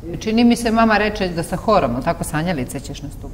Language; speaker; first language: Serbian; native; Serbian